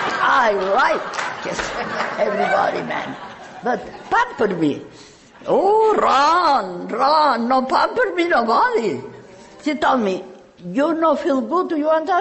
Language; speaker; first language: English; non-native, learner; Catalan